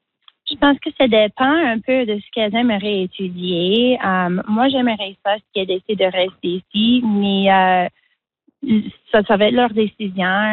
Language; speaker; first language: French; native; French